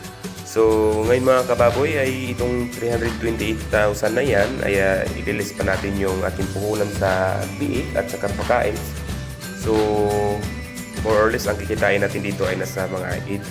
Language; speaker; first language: Filipino; native; Filipino